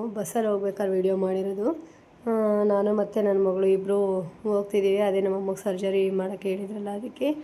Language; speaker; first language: Kannada; native; Kannada